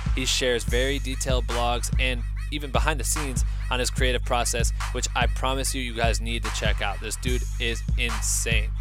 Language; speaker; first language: English; native; English